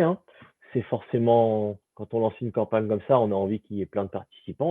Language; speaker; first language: French; native; French